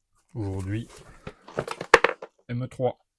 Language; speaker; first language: French; native; French